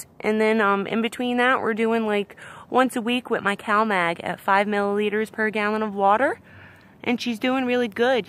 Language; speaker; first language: English; native; English